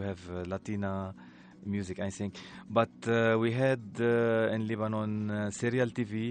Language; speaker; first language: English; non-native, learner; Arabic